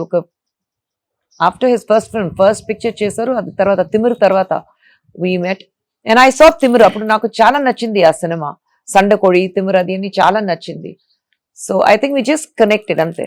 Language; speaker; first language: Telugu; non-native, fluent; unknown